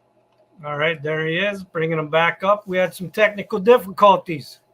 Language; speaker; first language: English; native; English